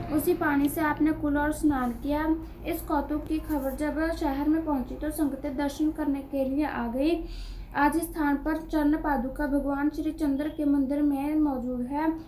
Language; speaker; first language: Hindi; non-native, local second language; Punjabi